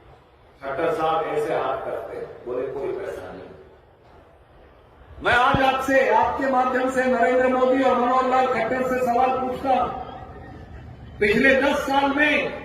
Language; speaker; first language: Hindi; native; Hindi